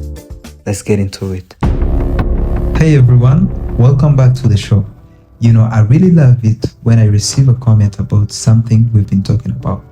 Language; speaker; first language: English; non-native, local second language; Kinyarwanda